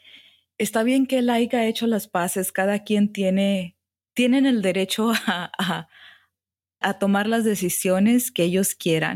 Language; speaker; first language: Spanish; early bilingual, heritage; Spanish